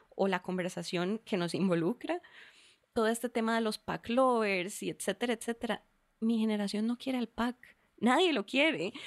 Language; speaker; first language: Spanish; native; Spanish